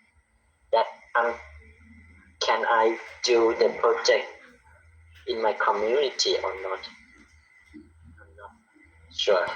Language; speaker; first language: English; non-native, learner; Khmer